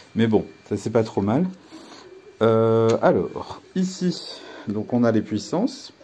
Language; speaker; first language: French; native; French